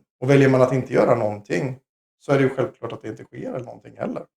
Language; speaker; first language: Swedish; native; Swedish